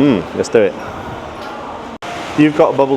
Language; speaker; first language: English; native; English